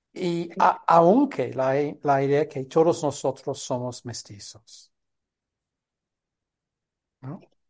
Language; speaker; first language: Spanish; non-native, fluent; English